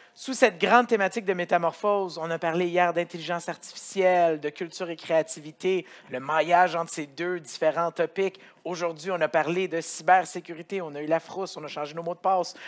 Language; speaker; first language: French; native; French